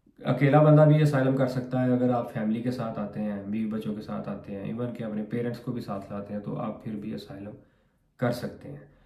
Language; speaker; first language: Urdu; non-native, local second language; Punjabi